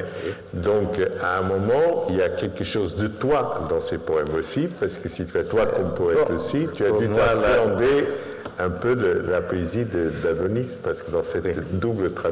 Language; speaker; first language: French; non-native, fluent; Portuguese